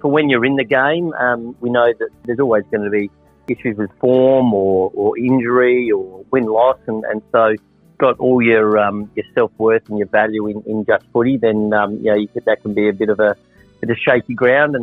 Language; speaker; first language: English; native; English